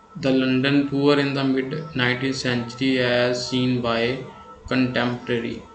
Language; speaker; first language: English; non-native, local second language; Punjabi